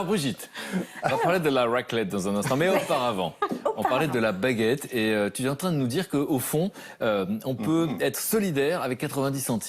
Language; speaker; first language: French; native; French